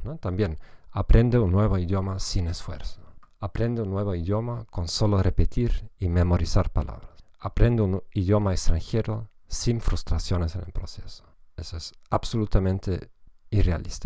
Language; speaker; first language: Spanish; non-native, fluent; German